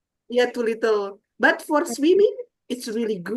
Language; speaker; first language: English; non-native, learner; Indonesian